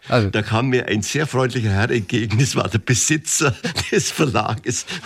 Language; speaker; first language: German; native; German